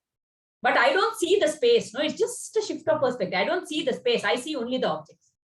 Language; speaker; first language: English; non-native, local second language; Kannada